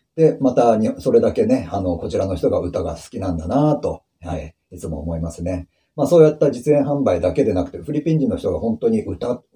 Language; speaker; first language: Japanese; native; Japanese